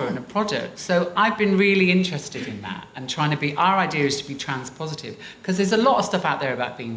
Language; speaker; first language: English; native; English